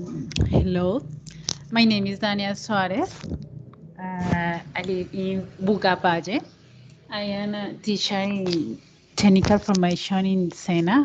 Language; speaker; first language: English; non-native, learner; Spanish